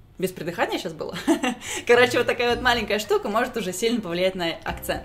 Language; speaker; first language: Russian; native; Russian